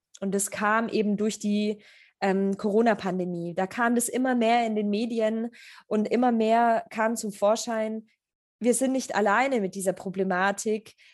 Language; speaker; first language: German; early bilingual, other home language; Polish